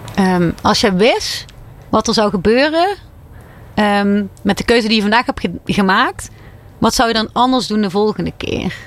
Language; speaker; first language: Dutch; native; Dutch